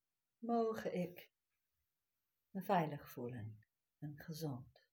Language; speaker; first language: Dutch; non-native, fluent; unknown